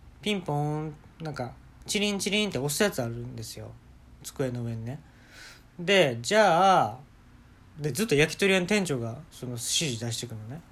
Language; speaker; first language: Japanese; native; Japanese